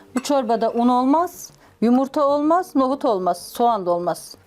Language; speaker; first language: Turkish; native; Turkish